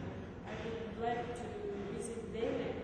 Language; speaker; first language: English; non-native, learner; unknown